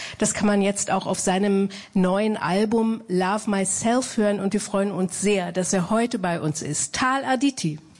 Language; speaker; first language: German; native; German